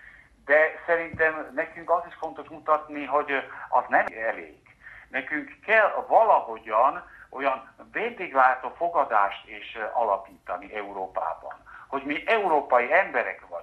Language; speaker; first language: Hungarian; early bilingual, heritage; Hungarian